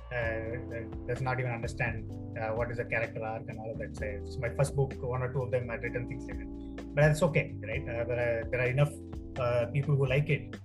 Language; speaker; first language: English; non-native, local second language; Tamil